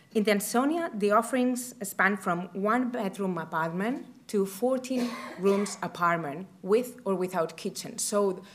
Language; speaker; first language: English; non-native, fluent; Spanish